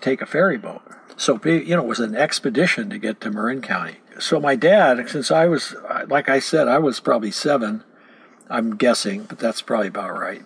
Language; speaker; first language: English; native; English